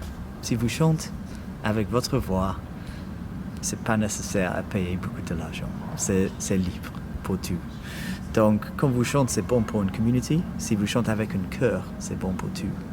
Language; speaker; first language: French; non-native, learner; English